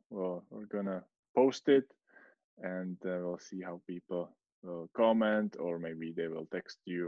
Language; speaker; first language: English; non-native, fluent; Czech